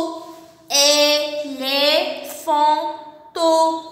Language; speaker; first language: French; non-native, local second language; Arabic